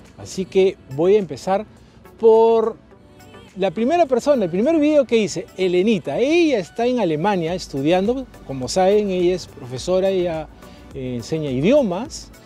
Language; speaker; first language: Spanish; native; Spanish